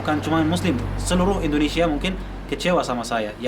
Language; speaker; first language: Indonesian; non-native, fluent; Arabic